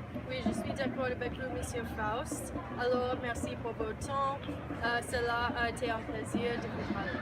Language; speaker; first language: French; non-native, learner; English